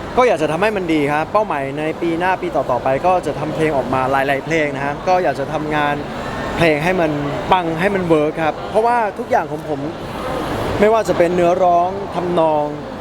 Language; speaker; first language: Thai; early bilingual, heritage; Thai